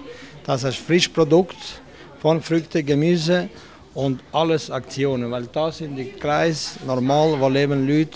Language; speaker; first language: German; non-native, learner; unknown